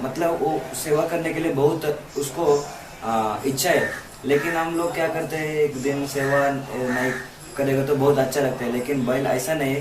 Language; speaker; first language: Hindi; non-native, local second language; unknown